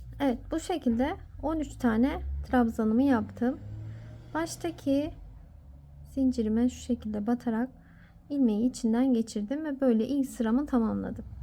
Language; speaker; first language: Turkish; native; Turkish